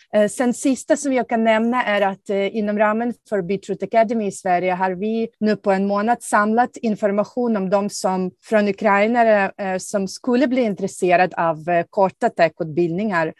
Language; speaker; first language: Swedish; non-native, fluent; Ukrainian